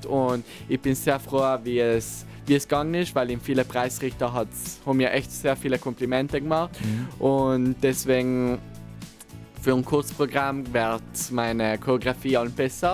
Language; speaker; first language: German; non-native, local second language; Italian